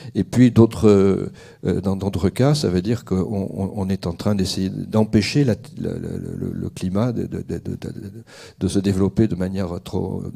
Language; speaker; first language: French; native; French